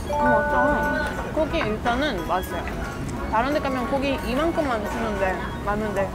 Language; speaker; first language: Korean; non-native, fluent; Italian